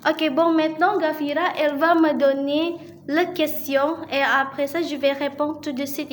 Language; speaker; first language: French; non-native, learner; Indonesian